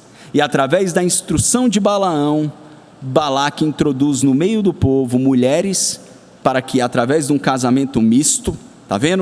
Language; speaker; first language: Portuguese; native; Portuguese